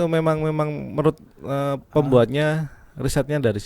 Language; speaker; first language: Indonesian; native; Indonesian